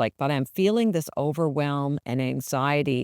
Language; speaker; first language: English; native; English